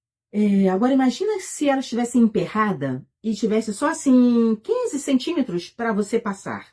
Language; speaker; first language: Portuguese; native; Portuguese